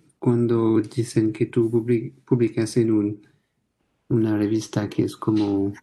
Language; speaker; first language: Spanish; non-native, fluent; French